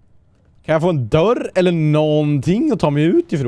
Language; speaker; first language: Swedish; native; Swedish